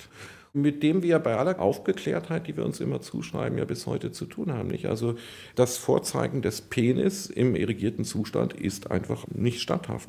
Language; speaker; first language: German; native; German